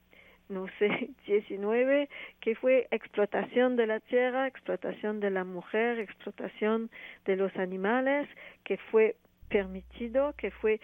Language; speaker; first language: Spanish; non-native, fluent; French